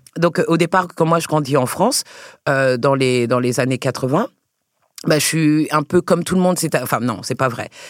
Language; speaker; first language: French; native; French